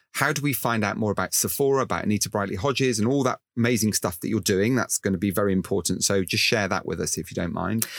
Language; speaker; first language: English; native; English